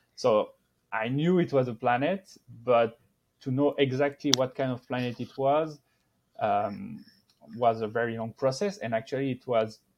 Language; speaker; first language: English; non-native, fluent; French